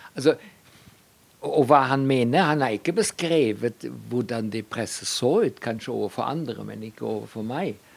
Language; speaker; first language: Norwegian; non-native, fluent; German